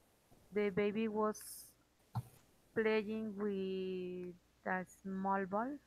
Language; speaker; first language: English; non-native, learner; Spanish